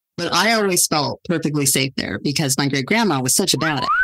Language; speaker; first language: English; native; English